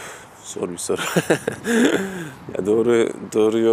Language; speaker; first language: Turkish; early bilingual, heritage; German